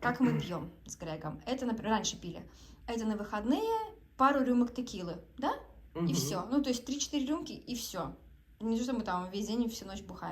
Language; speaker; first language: Russian; native; Russian